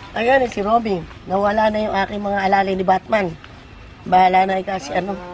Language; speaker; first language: Filipino; native; Filipino